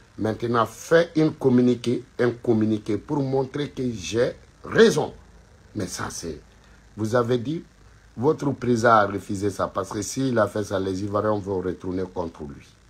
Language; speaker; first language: French; non-native, local second language; Bambara